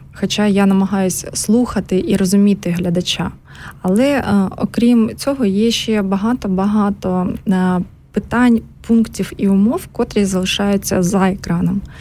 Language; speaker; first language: Ukrainian; native; Ukrainian